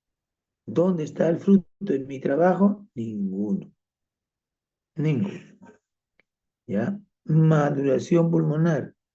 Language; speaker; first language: Spanish; native; Spanish